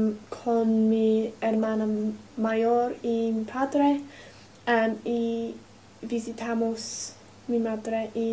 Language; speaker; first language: Spanish; non-native, learner; English